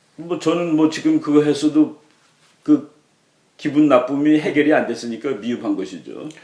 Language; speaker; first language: Korean; native; Korean